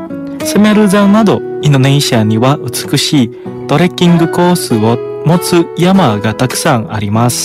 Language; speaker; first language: Japanese; non-native, fluent; Indonesian